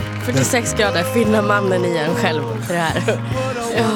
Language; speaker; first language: Swedish; native; Swedish